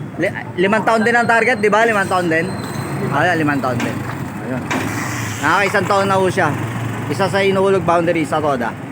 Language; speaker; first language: Filipino; native; Filipino